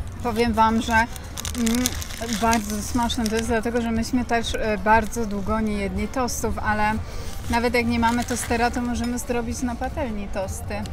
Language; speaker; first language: Polish; native; Polish